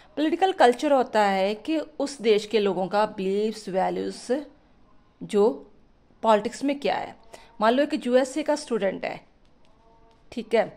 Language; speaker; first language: Hindi; non-native, local second language; Punjabi